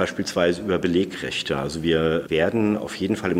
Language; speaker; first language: German; native; German